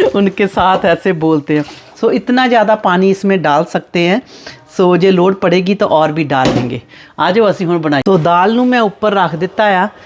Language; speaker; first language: Hindi; non-native, local second language; Punjabi